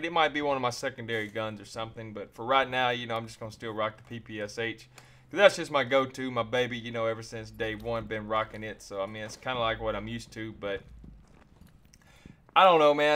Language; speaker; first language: English; native; English